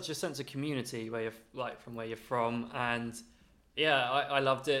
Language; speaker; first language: English; native; English